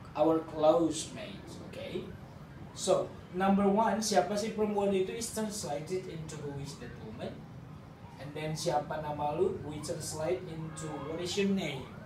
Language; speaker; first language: English; non-native, fluent; Indonesian